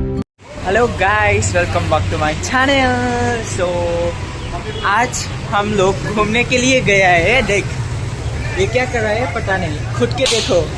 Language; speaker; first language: Hindi; non-native, local second language; Khasi